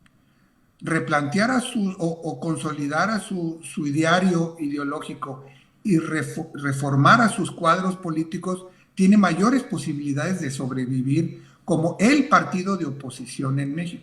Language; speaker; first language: Spanish; native; Spanish